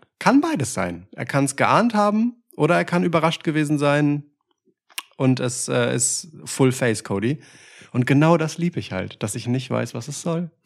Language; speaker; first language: German; early bilingual, other home language; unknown